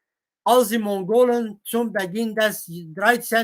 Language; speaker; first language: German; non-native, fluent; Kurdish